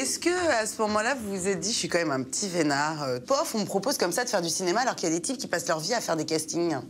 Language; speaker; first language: French; native; French